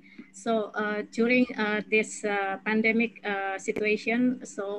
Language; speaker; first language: English; non-native, fluent; Indonesian